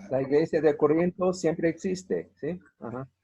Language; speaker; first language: Spanish; non-native, fluent; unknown